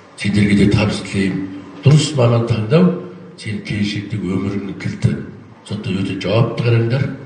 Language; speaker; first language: Kazakh; native; Kazakh